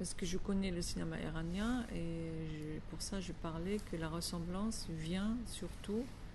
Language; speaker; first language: French; non-native, fluent; Arabic